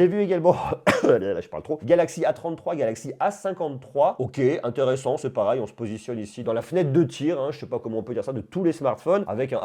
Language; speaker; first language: French; native; French